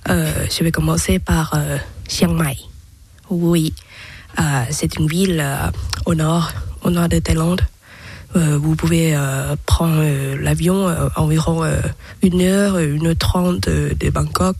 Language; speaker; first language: French; non-native, learner; Thai